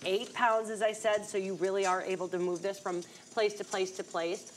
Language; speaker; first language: English; native; English